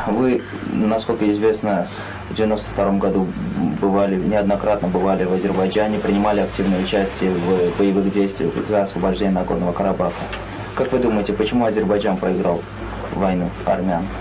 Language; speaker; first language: Russian; native; Russian